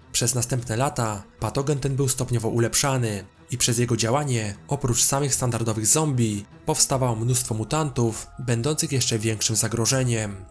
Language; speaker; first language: Polish; native; Polish